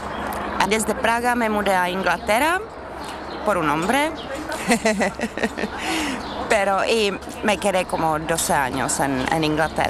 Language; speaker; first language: Spanish; non-native, fluent; Czech